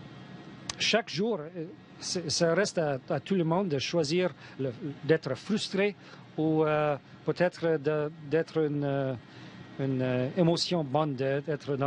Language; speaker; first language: French; non-native, fluent; English